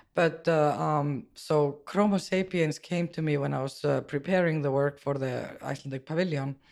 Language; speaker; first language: English; non-native, fluent; Icelandic